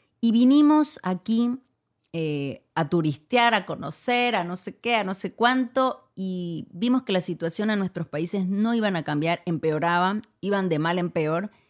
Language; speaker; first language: Spanish; native; Spanish